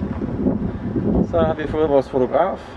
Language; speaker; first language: Danish; native; Danish